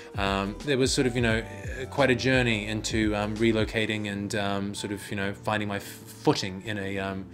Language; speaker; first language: English; native; English